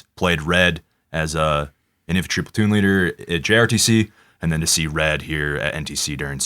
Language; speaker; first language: English; native; English